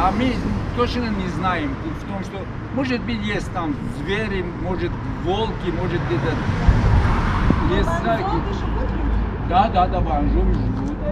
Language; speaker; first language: Russian; non-native, local second language; Tajik